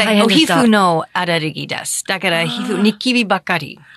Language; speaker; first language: Japanese; non-native, fluent; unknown